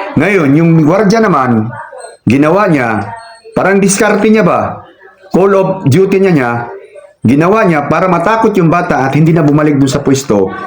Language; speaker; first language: Filipino; non-native, local second language; Cebuano